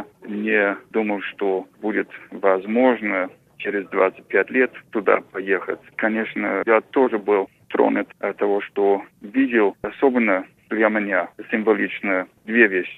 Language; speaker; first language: Russian; non-native, fluent; English